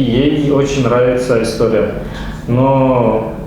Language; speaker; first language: Russian; non-native, local second language; Kazakh